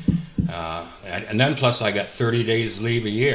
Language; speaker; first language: English; native; English